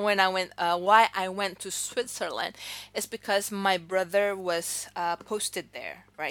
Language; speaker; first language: English; early bilingual, other home language; Indonesian